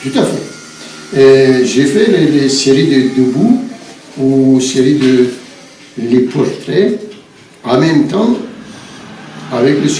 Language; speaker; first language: French; non-native, fluent; Turkish